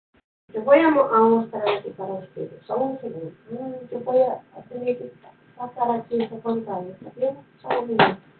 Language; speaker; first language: Spanish; non-native, fluent; Portuguese